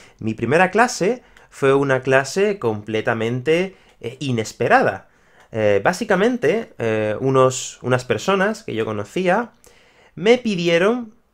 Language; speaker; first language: Spanish; native; Spanish